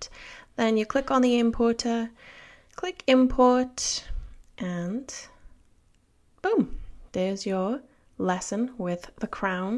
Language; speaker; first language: English; native; English